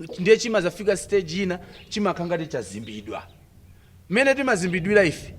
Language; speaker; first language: Nyanja; non-native, local second language; Tumbuka